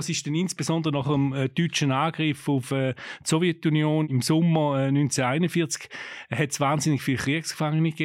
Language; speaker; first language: German; native; German